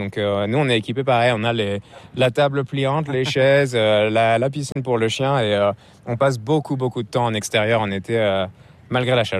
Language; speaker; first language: French; native; French